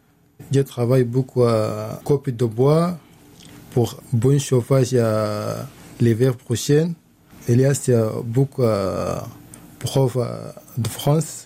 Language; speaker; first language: French; non-native, learner; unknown